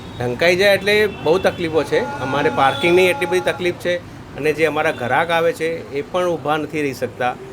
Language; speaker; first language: Gujarati; native; Gujarati